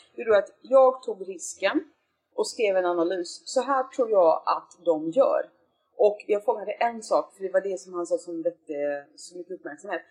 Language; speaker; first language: Swedish; native; Swedish